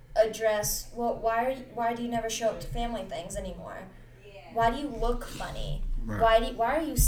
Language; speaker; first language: English; early bilingual, other home language; Hindi